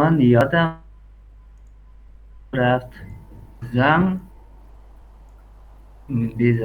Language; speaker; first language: Persian; non-native, learner; Urdu